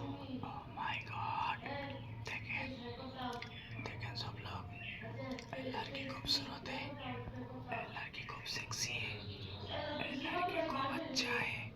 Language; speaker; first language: Hindi; non-native, learner; Bangla